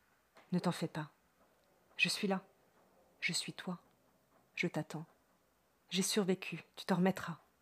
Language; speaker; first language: French; native; French